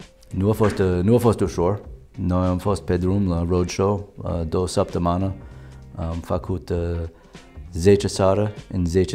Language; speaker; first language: Romanian; non-native, learner; English